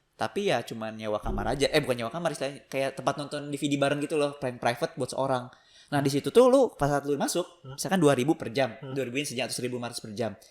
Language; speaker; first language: Indonesian; native; Indonesian